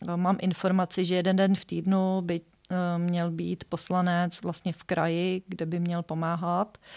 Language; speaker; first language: Czech; native; Czech